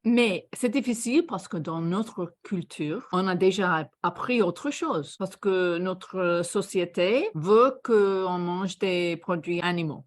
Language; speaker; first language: French; non-native, fluent; English